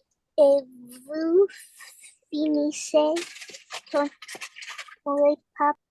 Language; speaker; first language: French; non-native, learner; English